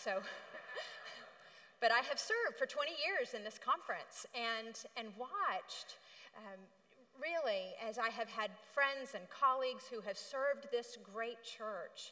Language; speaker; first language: English; native; English